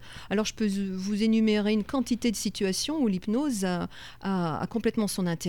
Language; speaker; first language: French; native; French